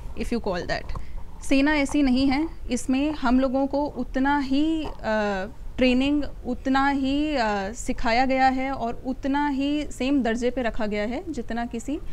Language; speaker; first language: Hindi; native; Hindi